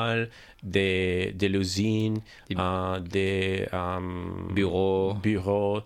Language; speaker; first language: French; non-native, learner; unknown